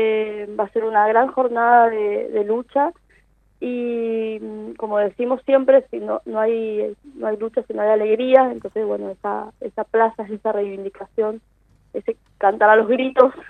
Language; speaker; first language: Spanish; native; Spanish